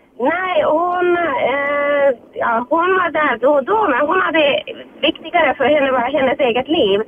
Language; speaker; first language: Swedish; non-native, fluent; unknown